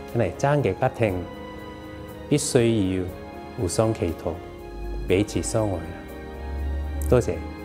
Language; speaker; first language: Chinese; non-native, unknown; Korean